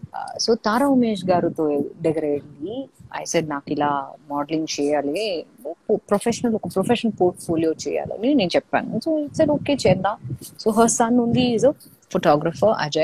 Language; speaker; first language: Telugu; non-native, fluent; Malayalam